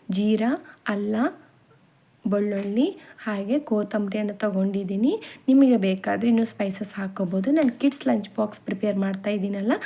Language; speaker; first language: Kannada; non-native, local second language; Telugu